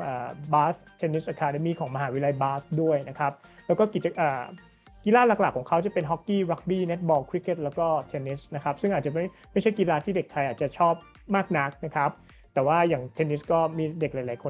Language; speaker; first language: Thai; native; Thai